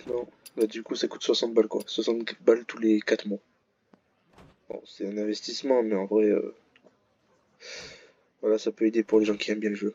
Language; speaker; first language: French; native; French